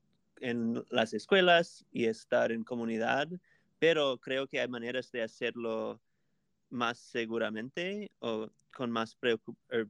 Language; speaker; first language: Spanish; non-native, fluent; English